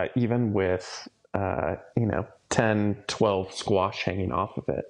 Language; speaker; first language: English; native; English